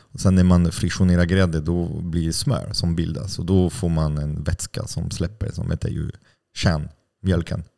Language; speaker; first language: Swedish; non-native, fluent; French